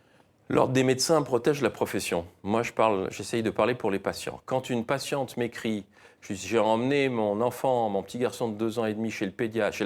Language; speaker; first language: French; native; French